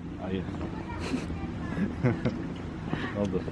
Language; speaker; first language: Turkish; non-native, learner; German